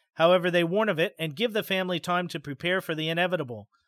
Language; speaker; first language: English; native; English